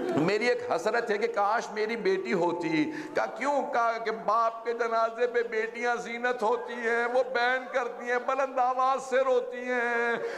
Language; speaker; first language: Urdu; native; Urdu